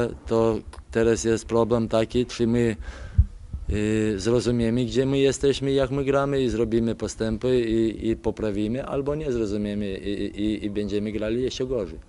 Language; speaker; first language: Polish; non-native, fluent; Lithuanian